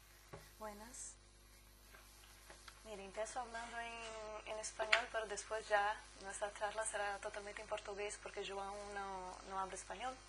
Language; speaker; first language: Spanish; non-native, fluent; Portuguese